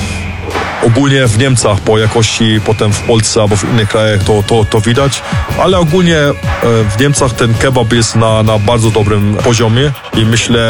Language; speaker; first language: Polish; early bilingual, heritage; Polish